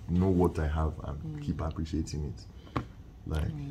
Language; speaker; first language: English; non-native, local second language; Yoruba